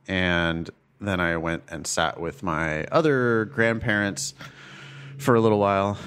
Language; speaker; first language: English; native; English